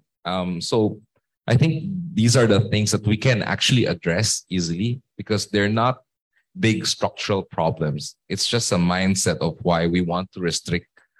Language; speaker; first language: English; non-native, local second language; Filipino